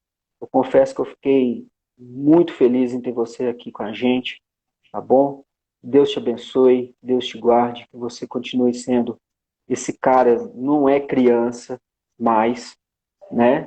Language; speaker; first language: Portuguese; native; Portuguese